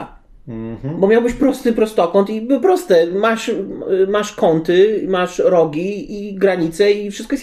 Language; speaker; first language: Polish; native; Polish